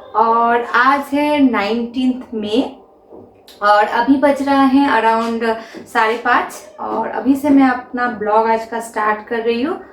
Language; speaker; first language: Hindi; non-native, local second language; Bangla